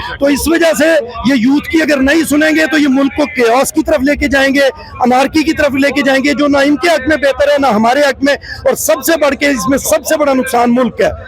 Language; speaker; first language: Urdu; native; Urdu